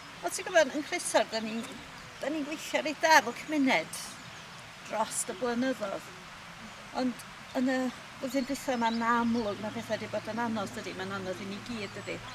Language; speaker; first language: Welsh; native; Welsh